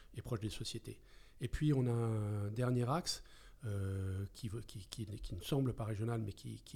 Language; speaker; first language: French; native; French